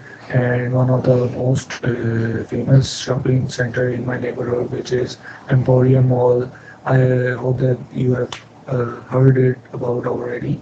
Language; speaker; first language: English; non-native, learner; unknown